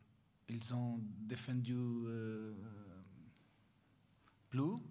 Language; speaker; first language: French; non-native, learner; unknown